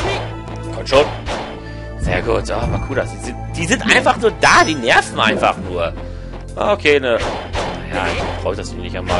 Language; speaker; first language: German; native; German